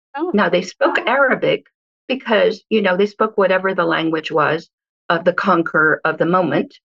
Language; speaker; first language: English; early bilingual, other home language; Hebrew